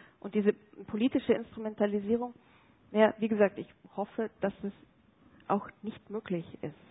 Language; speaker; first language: German; native; German